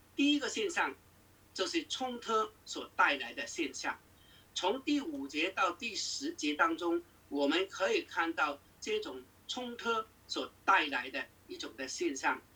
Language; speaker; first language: Chinese; non-native, local second language; Cantonese